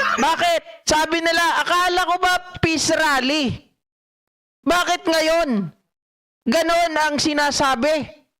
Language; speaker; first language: Filipino; non-native, local second language; Iloko